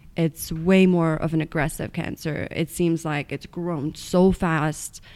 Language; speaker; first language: English; non-native, fluent; Estonian